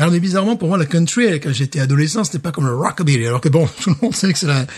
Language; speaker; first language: French; native; French